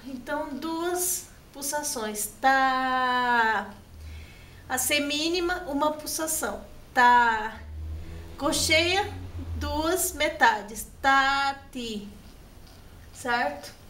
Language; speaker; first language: Portuguese; native; Portuguese